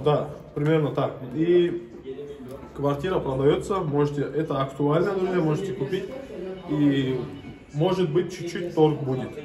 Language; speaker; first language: Russian; non-native, fluent; Turkish